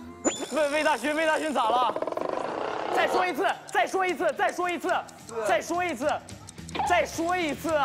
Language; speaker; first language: Chinese; native; Chinese